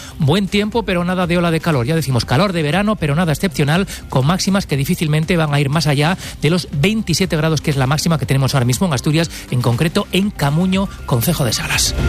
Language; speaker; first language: Spanish; native; Spanish